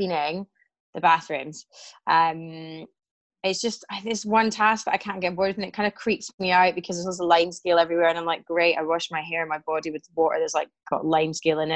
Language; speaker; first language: English; native; English